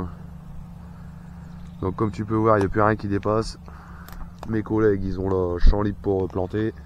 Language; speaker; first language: French; native; French